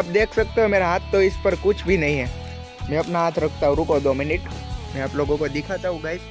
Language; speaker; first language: Hindi; non-native, local second language; Gujarati